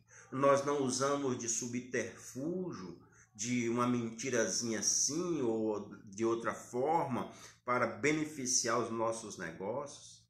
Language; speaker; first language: Portuguese; native; Portuguese